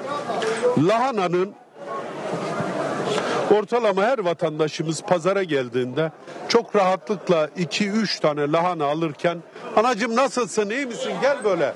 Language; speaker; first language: Turkish; native; Turkish